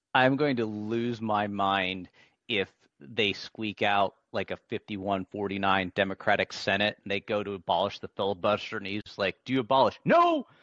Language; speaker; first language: English; native; English